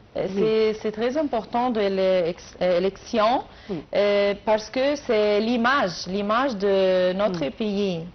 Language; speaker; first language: French; non-native, learner; Arabic